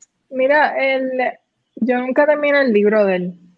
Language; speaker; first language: Spanish; native; Spanish